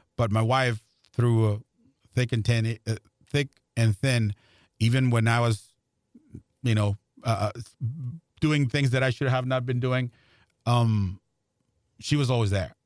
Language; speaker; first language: English; non-native, fluent; Spanish